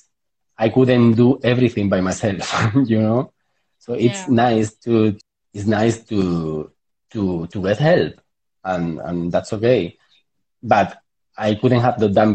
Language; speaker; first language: English; non-native, fluent; Spanish